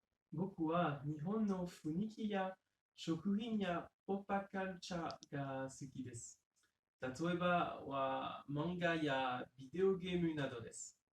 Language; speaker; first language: Japanese; non-native, learner; French